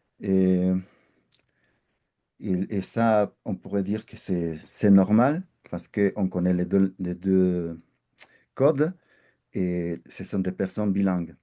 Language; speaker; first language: French; non-native, fluent; Spanish